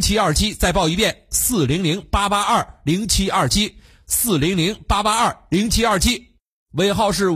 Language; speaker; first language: Chinese; native; Chinese